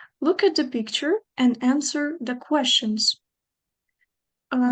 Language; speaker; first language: English; non-native, fluent; Ukrainian